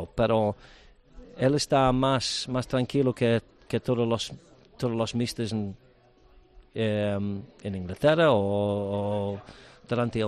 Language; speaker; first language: Spanish; non-native, learner; English